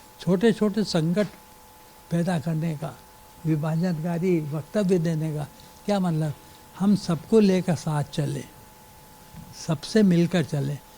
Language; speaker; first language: Hindi; native; Hindi